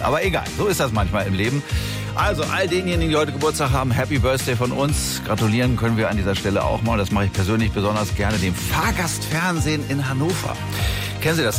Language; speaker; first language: German; native; German